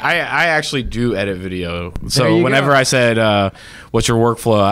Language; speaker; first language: English; native; English